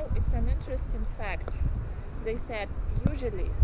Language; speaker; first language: English; non-native, fluent; Russian